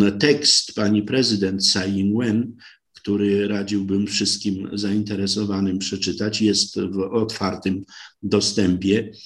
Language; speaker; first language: Polish; native; Polish